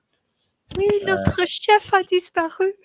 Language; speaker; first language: French; non-native, fluent; English